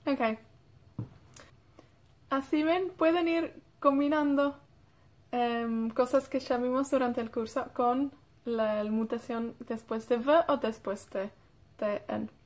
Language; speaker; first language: Spanish; non-native, fluent; Welsh